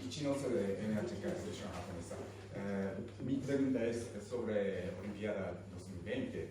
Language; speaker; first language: Spanish; non-native, learner; Japanese